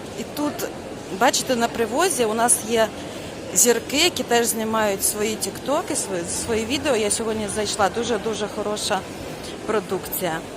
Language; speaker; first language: Ukrainian; native; Ukrainian